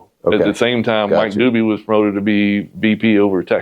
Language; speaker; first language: English; native; English